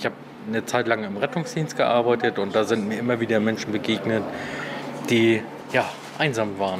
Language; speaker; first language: German; native; German